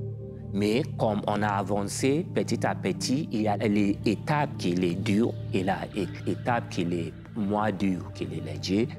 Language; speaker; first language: French; non-native, learner; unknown